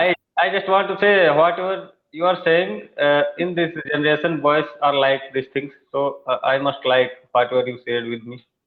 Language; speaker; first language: English; non-native, learner; Hindi